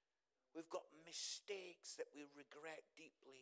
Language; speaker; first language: English; native; English